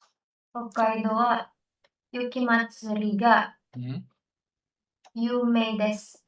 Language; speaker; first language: Japanese; non-native, learner; Indonesian